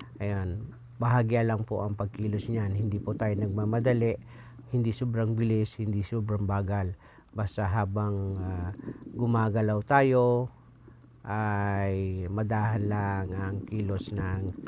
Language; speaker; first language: Filipino; native; Filipino